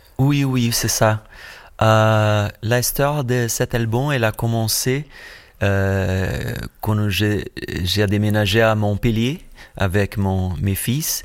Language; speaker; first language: French; non-native, fluent; Portuguese